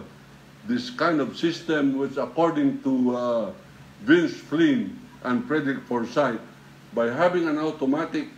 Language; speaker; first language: English; non-native, local second language; Filipino